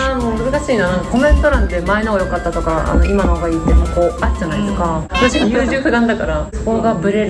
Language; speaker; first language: Japanese; native; Japanese